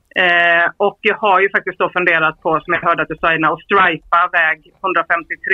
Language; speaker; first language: Swedish; native; Swedish